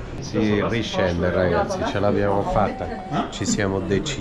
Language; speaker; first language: Italian; native; Italian